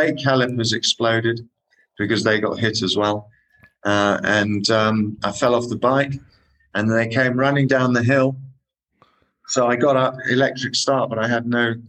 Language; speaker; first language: English; native; English